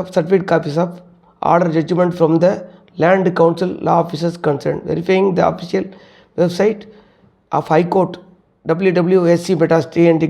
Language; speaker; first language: English; non-native, local second language; Tamil